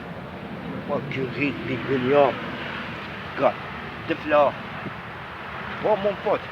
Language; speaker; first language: French; non-native, local second language; Arabic